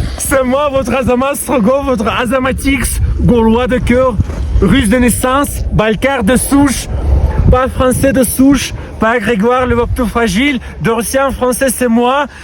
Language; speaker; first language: French; non-native, fluent; Russian